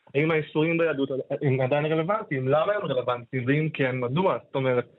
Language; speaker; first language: Hebrew; native; Hebrew